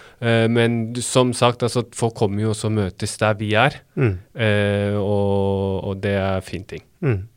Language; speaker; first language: Norwegian; early bilingual, other home language; Baluchi